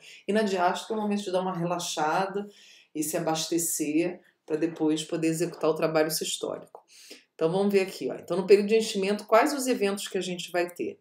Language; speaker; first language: Portuguese; native; Portuguese